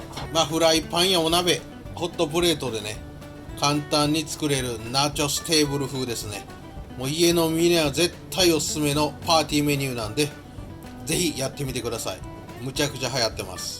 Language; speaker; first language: Japanese; native; Japanese